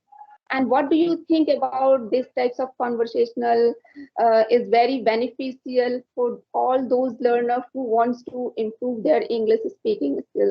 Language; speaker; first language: English; non-native, learner; Hindi